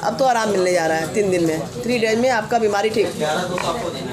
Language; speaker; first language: Hindi; native; Hindi